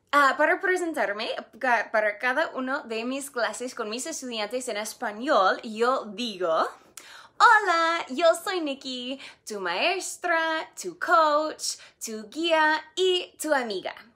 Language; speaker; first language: Spanish; non-native, fluent; English